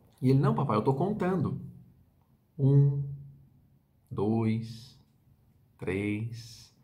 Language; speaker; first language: Portuguese; native; Portuguese